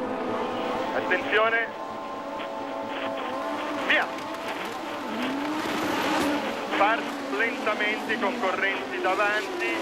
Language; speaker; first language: Italian; native; Italian